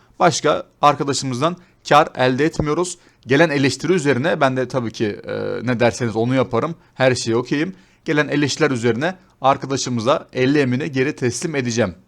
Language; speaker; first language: Turkish; native; Turkish